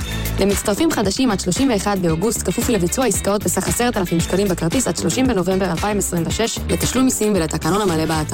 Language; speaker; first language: Hebrew; native; Hebrew